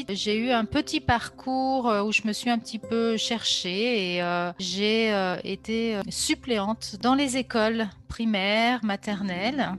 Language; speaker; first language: French; native; French